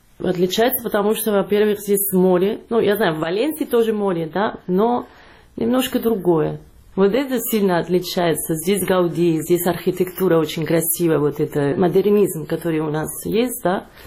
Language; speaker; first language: Russian; non-native, fluent; Catalan